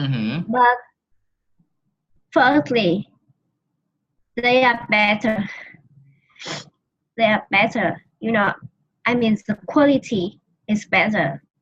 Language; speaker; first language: English; non-native, learner; Vietnamese